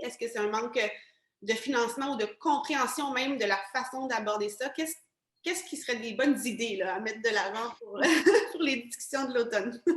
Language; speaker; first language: French; native; French